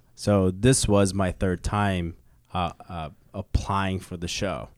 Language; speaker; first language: English; early bilingual, other home language; Korean